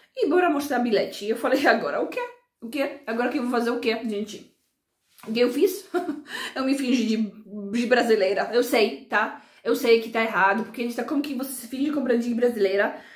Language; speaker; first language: Portuguese; non-native, fluent; Polish